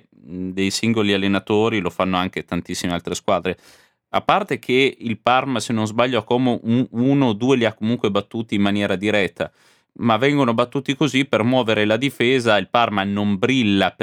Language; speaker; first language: Italian; native; Italian